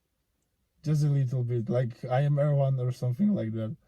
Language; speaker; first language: English; non-native, fluent; Polish